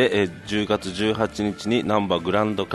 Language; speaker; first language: Japanese; native; Japanese